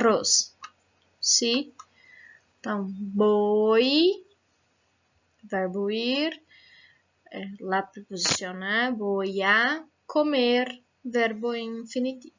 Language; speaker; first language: Spanish; non-native, fluent; Portuguese